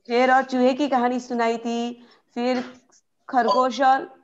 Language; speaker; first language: Hindi; non-native, local second language; Marathi